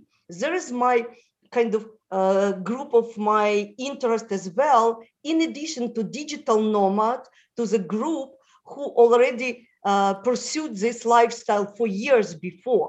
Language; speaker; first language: English; non-native, fluent; Russian